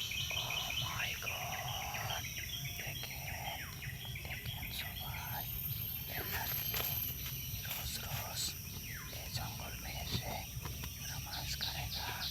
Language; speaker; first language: Hindi; non-native, learner; Bangla